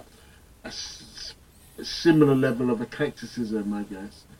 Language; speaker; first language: English; native; English